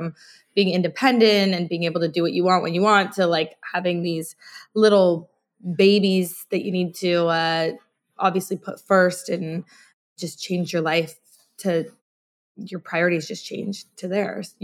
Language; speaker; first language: English; native; English